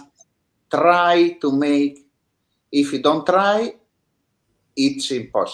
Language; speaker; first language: English; non-native, learner; Italian